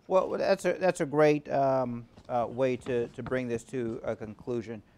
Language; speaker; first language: English; native; English